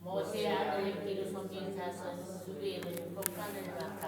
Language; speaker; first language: Korean; native; Korean